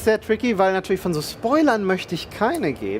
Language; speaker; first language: German; native; German